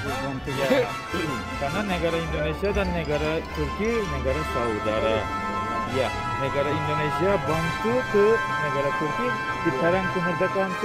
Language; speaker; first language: Indonesian; non-native, fluent; Turkish